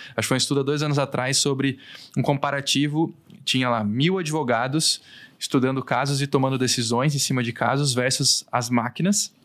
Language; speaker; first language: Portuguese; native; Portuguese